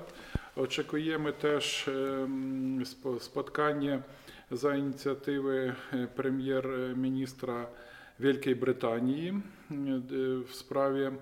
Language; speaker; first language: Polish; non-native, fluent; Ukrainian